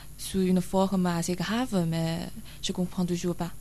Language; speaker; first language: French; non-native, learner; Chinese